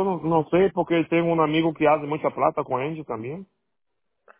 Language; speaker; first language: Spanish; non-native, learner; Portuguese